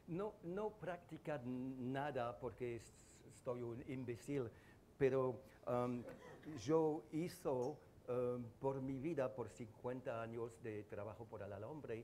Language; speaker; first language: Spanish; non-native, learner; French